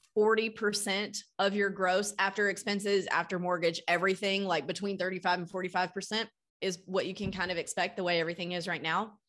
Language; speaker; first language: English; native; English